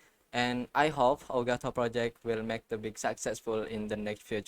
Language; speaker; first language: English; non-native, learner; Indonesian